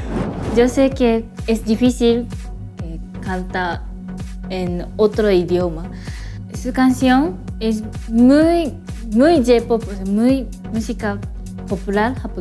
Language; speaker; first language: Spanish; non-native, learner; Japanese